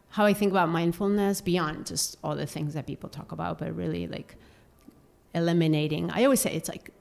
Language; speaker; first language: English; non-native, fluent; Spanish